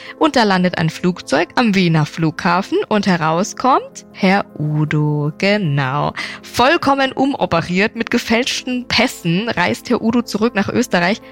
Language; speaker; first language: German; native; German